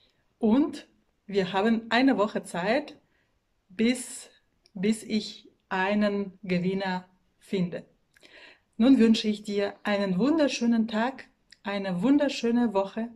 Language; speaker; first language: German; non-native, fluent; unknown